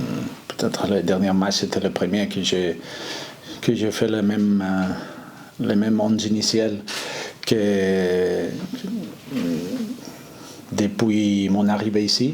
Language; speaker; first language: French; non-native, fluent; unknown